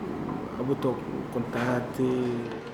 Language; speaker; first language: Italian; non-native, fluent; Korean